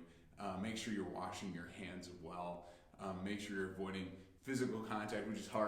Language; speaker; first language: English; native; English